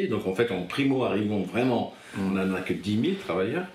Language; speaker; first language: French; native; French